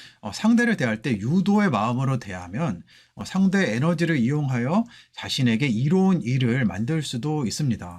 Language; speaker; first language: Korean; native; Korean